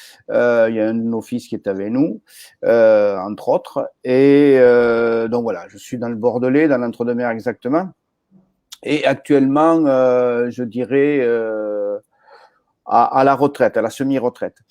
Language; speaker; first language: French; native; French